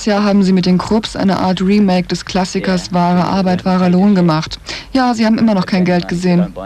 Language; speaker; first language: German; native; German